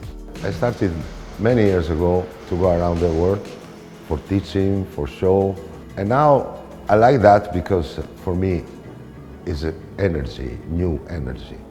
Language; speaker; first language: English; non-native, fluent; Italian